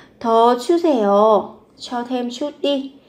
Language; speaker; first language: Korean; non-native, fluent; Vietnamese